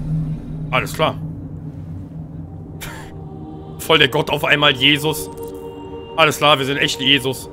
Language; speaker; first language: German; native; German